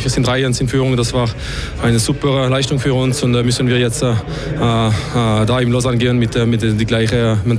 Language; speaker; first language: German; non-native, local second language; French